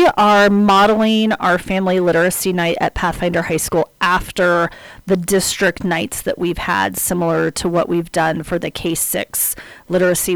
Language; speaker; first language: English; native; English